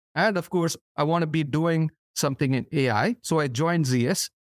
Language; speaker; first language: English; non-native, local second language; Tamil